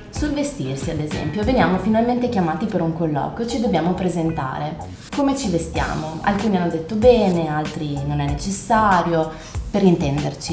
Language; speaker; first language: Italian; native; Italian